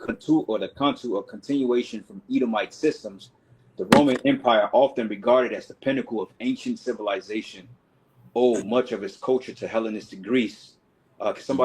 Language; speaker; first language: English; native; English